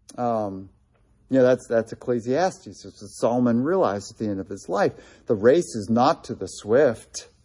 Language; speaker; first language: English; native; English